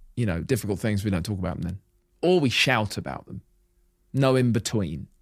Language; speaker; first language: English; native; English